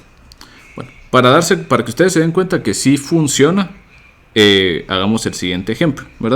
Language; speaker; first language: Spanish; native; Spanish